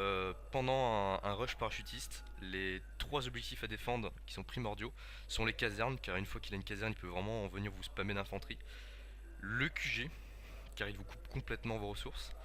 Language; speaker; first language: French; native; French